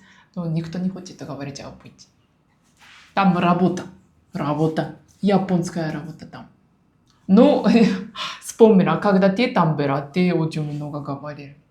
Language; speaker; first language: Russian; non-native, learner; Japanese